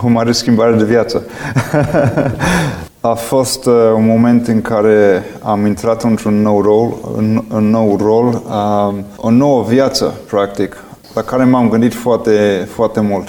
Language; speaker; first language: Romanian; non-native, fluent; English